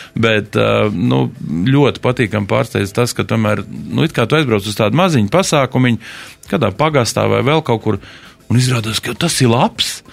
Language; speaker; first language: Latvian; native; Latvian